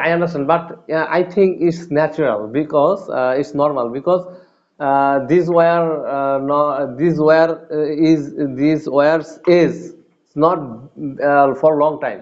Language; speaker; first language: English; non-native, learner; Bangla